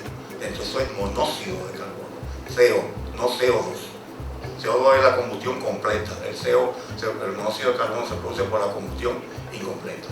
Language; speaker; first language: Spanish; native; Spanish